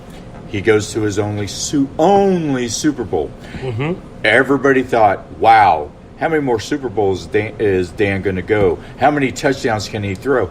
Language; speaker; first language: English; native; English